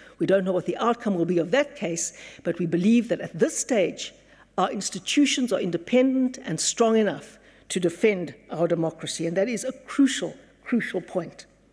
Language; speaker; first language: English; native; English